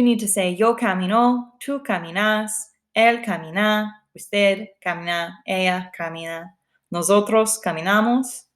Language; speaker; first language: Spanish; non-native, fluent; English